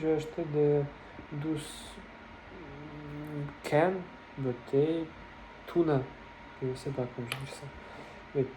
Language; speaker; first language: French; non-native, learner; Russian